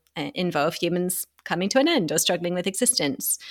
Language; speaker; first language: English; native; English